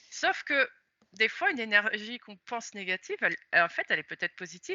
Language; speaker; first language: French; native; French